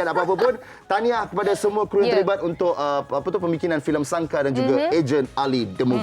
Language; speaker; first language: Malay; native; Malay